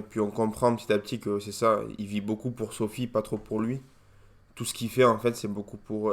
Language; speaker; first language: French; native; French